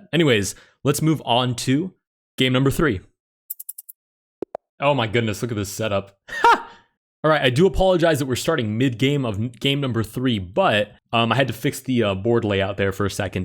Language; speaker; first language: English; native; English